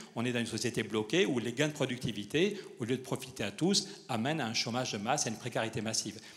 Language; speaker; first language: French; native; French